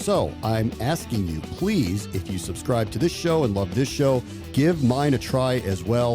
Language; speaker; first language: English; native; English